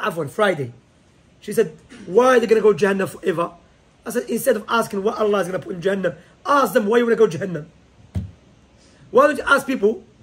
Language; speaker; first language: English; non-native, fluent; Arabic